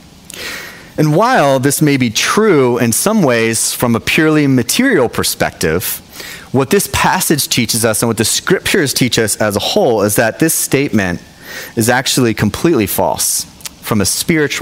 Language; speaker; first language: English; native; English